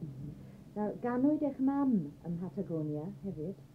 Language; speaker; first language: Welsh; native; Welsh